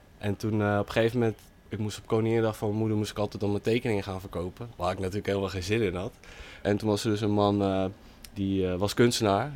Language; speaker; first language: Dutch; native; Dutch